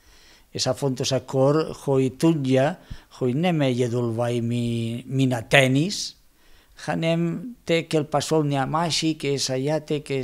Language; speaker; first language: Hungarian; non-native, learner; Spanish